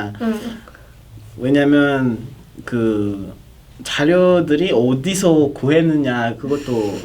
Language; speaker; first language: Korean; non-native, fluent; Kinyarwanda